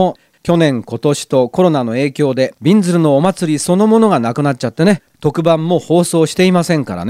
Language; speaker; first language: Japanese; native; Japanese